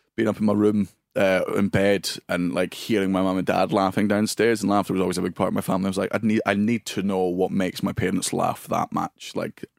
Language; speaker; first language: English; native; English